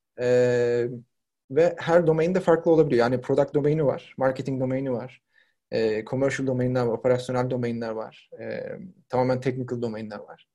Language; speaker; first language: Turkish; native; Turkish